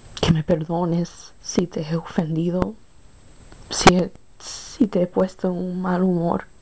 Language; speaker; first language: Spanish; early bilingual, heritage; Spanish